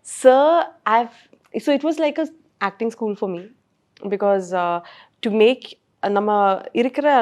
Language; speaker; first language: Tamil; non-native, learner; Malayalam